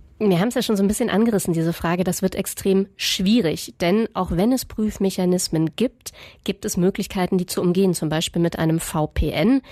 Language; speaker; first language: German; native; German